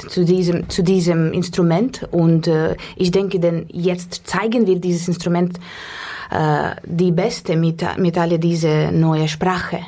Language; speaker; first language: German; non-native, learner; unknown